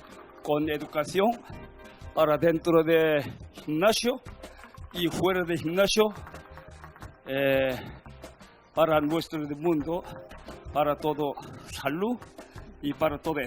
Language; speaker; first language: Spanish; non-native, learner; Korean